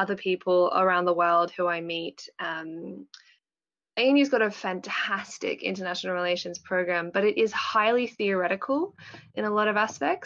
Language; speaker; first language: English; native; English